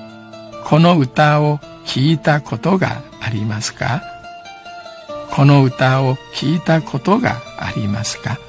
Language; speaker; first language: Japanese; non-native, fluent; Min Nan Chinese